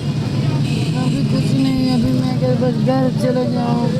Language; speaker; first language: Hindi; non-native, local second language; Punjabi